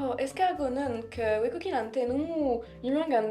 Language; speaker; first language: Korean; non-native, learner; French